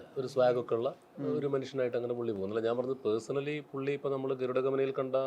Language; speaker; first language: Malayalam; native; Malayalam